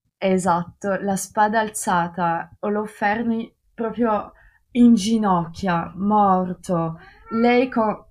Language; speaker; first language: Italian; non-native, fluent; Russian